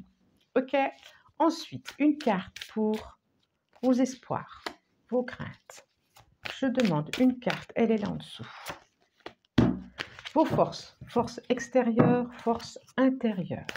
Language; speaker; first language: French; native; French